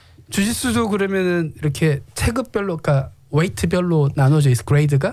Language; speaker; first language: Korean; native; Korean